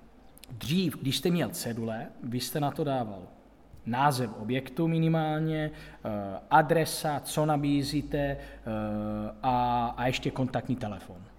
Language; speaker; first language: Czech; non-native, fluent; Italian